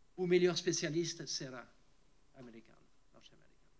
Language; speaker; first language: Portuguese; non-native, fluent; French